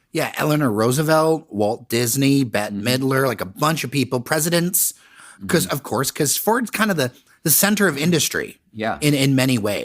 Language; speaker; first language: English; native; English